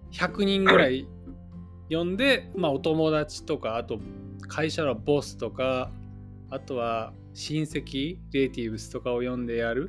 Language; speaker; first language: Japanese; native; Japanese